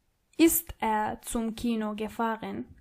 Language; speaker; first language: German; non-native, fluent; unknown